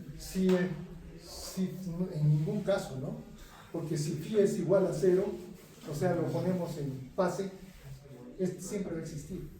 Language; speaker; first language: Spanish; native; Spanish